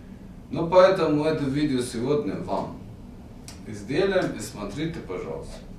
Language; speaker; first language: Russian; non-native, fluent; Persian